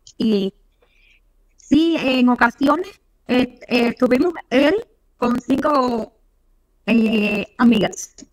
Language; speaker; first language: Spanish; native; Spanish